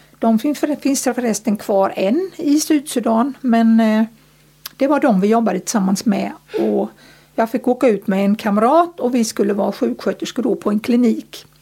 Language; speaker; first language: Swedish; early bilingual, other home language; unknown